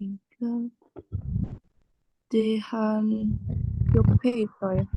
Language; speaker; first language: Korean; non-native, learner; Indonesian